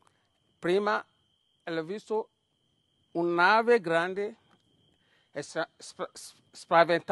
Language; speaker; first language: Italian; non-native, learner; Yoruba